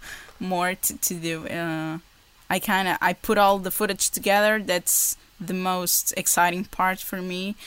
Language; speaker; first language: English; non-native, fluent; Portuguese